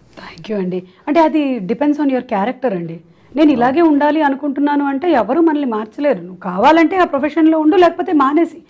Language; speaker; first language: Telugu; non-native, local second language; Malayalam